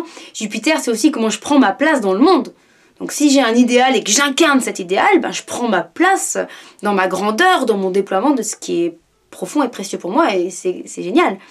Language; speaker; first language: French; native; French